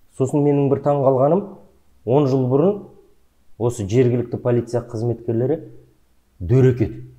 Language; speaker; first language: Kazakh; native; Kazakh